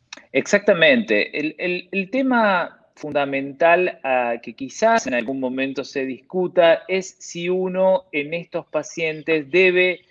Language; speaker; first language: Spanish; native; Spanish